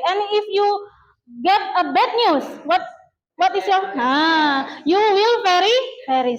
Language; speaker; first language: English; non-native, learner; Indonesian